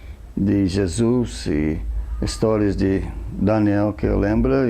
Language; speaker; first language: Portuguese; non-native, fluent; English